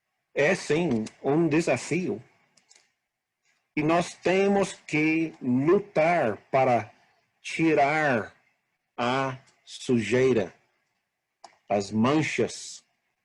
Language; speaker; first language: Portuguese; non-native, fluent; English